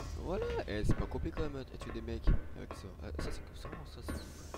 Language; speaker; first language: French; native; French